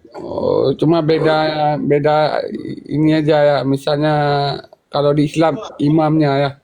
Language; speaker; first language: Indonesian; native; Indonesian